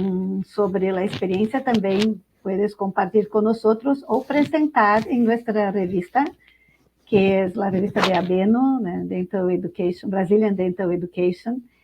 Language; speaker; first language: Spanish; non-native, fluent; Portuguese